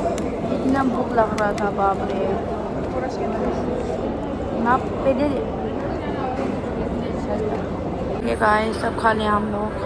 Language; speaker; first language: Hindi; non-native, local second language; Tibetan